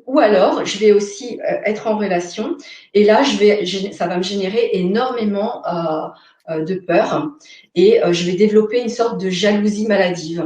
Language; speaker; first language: French; native; French